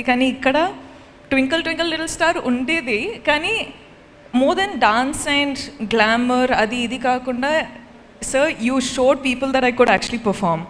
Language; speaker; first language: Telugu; non-native, local second language; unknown